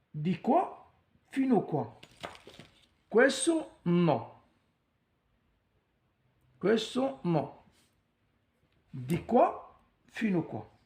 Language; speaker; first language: Italian; non-native, learner; Arabic